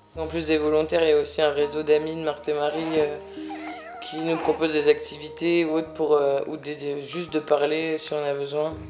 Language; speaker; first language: French; native; French